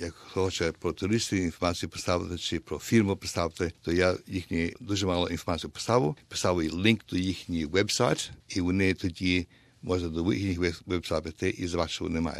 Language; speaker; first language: Ukrainian; early bilingual, heritage; Ukrainian